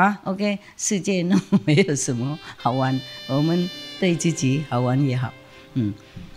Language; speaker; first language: Chinese; non-native, fluent; Vietnamese